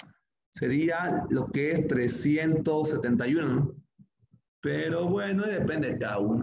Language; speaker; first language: Spanish; native; Spanish